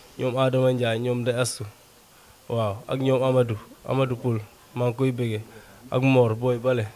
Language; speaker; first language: Wolof; non-native, local second language; Serer